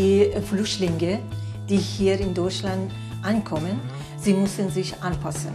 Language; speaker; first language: German; non-native, fluent; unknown